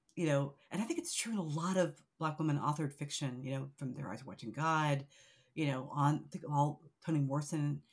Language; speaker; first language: English; native; English